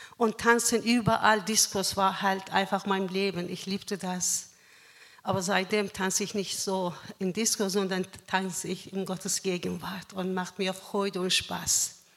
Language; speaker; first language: German; non-native, fluent; Persian